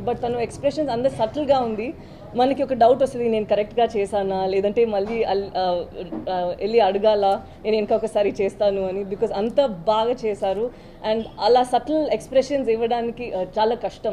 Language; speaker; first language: Telugu; non-native, local second language; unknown